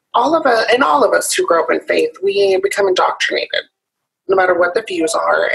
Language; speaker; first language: English; native; English